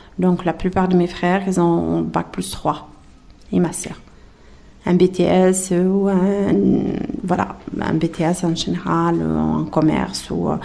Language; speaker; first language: French; early bilingual, other home language; Arabic